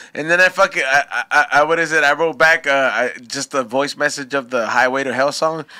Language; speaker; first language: English; early bilingual, other home language; Spanish